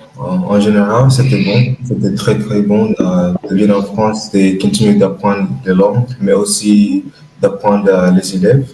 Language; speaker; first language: French; non-native, learner; English